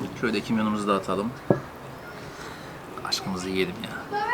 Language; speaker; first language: Turkish; native; Turkish